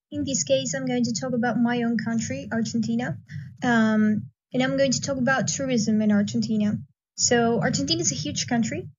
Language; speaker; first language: English; non-native, fluent; Spanish